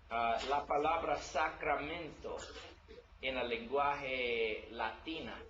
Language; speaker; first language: Spanish; non-native, learner; English